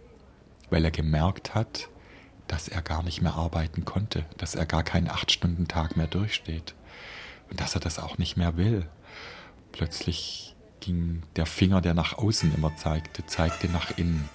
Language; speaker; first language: German; native; German